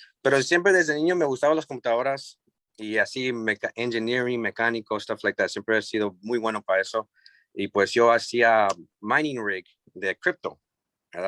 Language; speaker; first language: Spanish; early bilingual, heritage; English